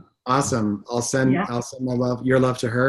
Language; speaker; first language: English; native; English